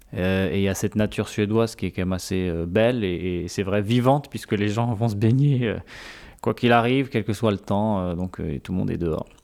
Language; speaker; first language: French; native; French